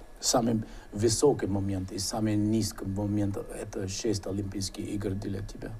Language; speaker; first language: Russian; non-native, learner; English